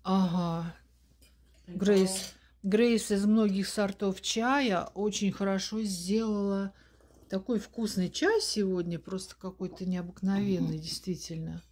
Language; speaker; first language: Russian; native; Russian